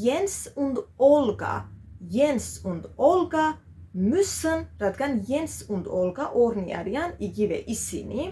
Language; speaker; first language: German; non-native, fluent; Georgian